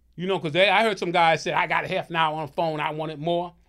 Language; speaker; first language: English; native; English